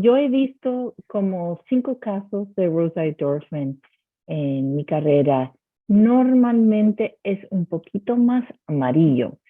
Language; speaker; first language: Spanish; early bilingual, heritage; Spanish